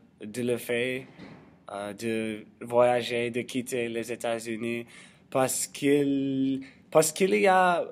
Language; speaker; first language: French; non-native, learner; English